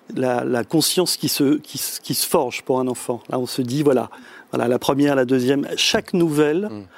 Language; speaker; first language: French; native; French